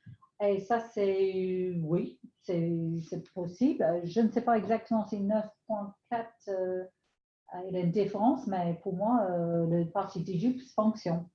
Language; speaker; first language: French; non-native, fluent; English